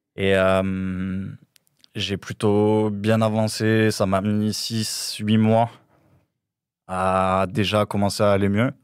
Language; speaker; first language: French; native; French